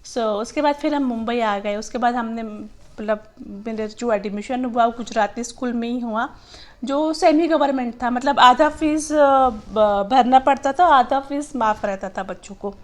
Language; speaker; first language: Hindi; non-native, local second language; Gujarati